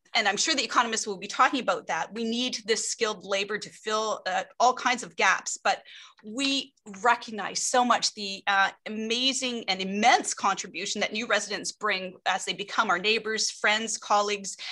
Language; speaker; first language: English; native; English